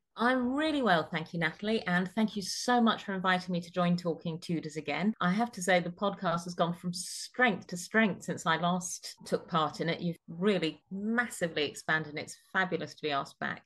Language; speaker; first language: English; native; English